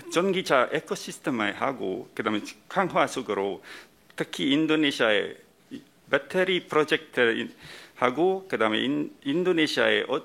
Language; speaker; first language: Korean; non-native, fluent; Indonesian